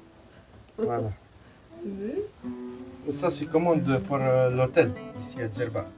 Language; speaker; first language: French; non-native, learner; Arabic